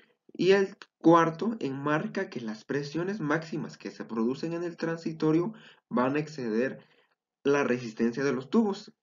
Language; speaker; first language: Spanish; native; Spanish